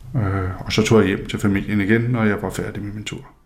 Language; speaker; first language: Danish; non-native, local second language; Faroese